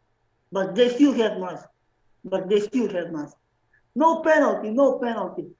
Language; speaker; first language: English; non-native, learner; Slovenian